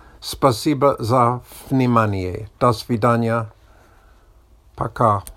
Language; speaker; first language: Russian; non-native, learner; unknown